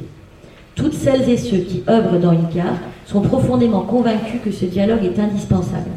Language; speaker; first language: French; native; French